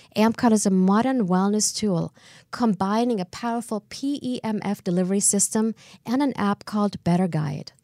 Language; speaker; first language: English; non-native, fluent; German